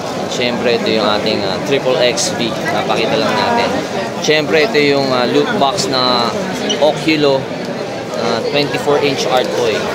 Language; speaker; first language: Filipino; native; Filipino